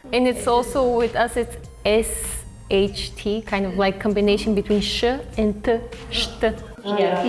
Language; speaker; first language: English; non-native, fluent; Bulgarian